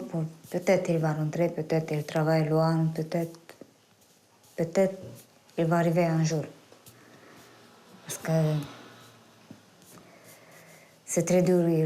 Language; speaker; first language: French; non-native, learner; Romanian